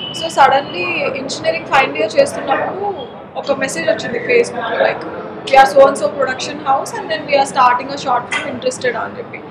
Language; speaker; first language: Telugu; non-native, local second language; Marathi